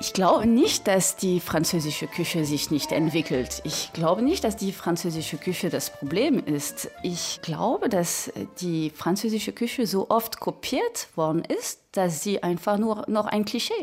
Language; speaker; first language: German; non-native, fluent; French